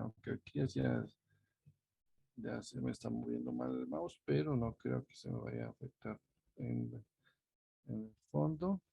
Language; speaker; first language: Spanish; native; Spanish